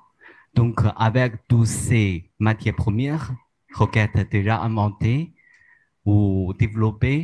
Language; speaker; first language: French; non-native, learner; Chinese